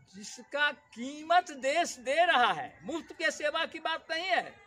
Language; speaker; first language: Hindi; native; Hindi